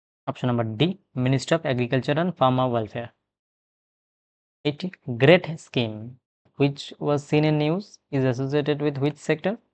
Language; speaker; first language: English; non-native, local second language; Bangla